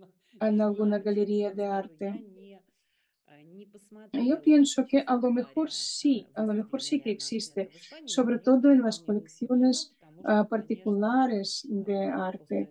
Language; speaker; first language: Spanish; non-native, fluent; Russian